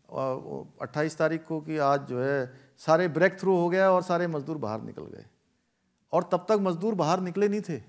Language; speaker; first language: Hindi; native; Hindi